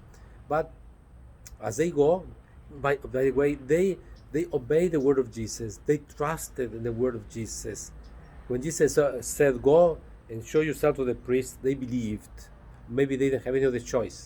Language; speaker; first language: English; non-native, fluent; Spanish